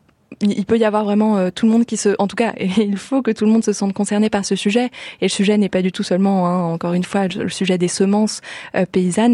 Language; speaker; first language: French; native; French